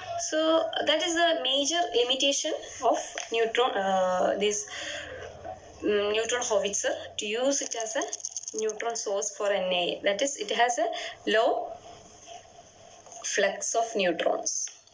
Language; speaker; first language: English; non-native, local second language; Malayalam